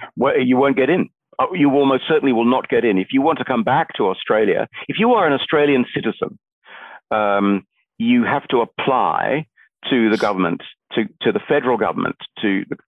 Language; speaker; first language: English; native; English